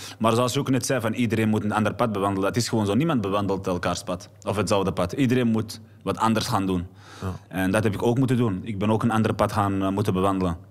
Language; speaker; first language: Dutch; early bilingual, other home language; Arabic